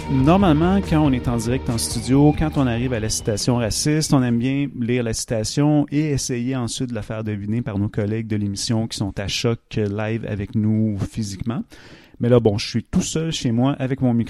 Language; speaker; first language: French; native; French